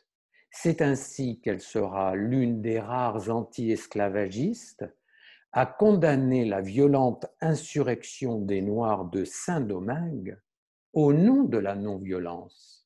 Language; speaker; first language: French; native; French